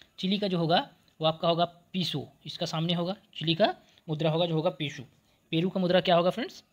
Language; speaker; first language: Hindi; native; Hindi